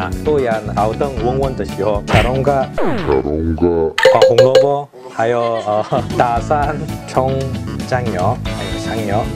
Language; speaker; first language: Chinese; non-native, learner; Korean